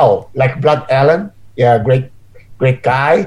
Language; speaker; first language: English; non-native, learner; Japanese